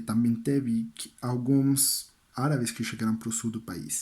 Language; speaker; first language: Portuguese; non-native, learner; Spanish